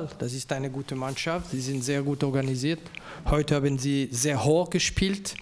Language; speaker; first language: German; non-native, local second language; French